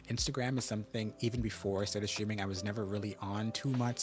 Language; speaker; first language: English; native; English